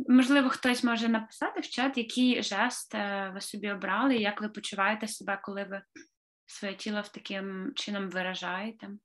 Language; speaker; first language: Ukrainian; native; Ukrainian